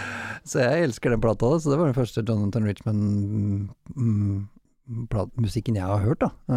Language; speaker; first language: Norwegian; native; Norwegian